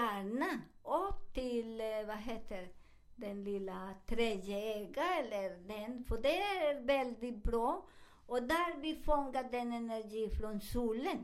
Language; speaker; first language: Swedish; non-native, learner; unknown